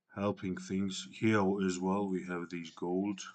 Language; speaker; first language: English; non-native, fluent; Georgian